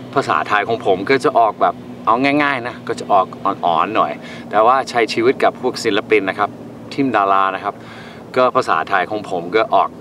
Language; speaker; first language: Thai; non-native, fluent; English